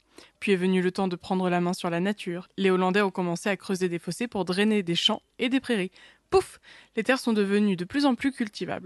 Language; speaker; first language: French; native; French